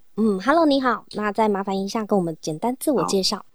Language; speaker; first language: Chinese; native; Chinese